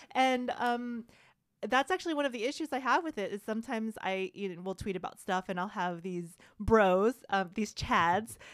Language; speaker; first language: English; early bilingual, other home language; Vietnamese